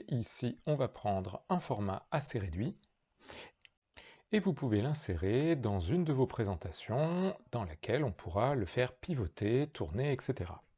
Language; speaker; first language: French; native; French